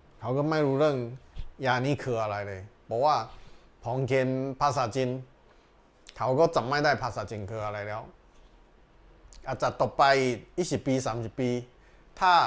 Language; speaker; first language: Thai; non-native, learner; Chinese